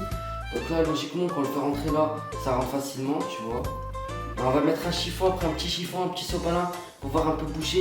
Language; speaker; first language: French; native; French